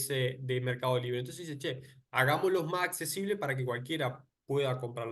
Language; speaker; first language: Spanish; native; Spanish